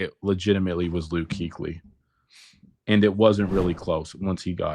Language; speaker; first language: English; native; English